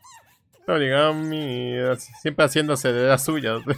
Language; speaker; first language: Spanish; native; Spanish